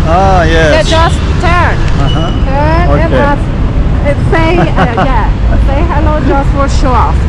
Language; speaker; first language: English; non-native, learner; Persian